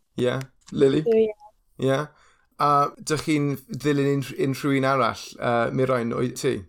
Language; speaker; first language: Welsh; non-native, local second language; English